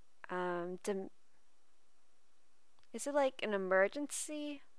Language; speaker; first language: English; native; English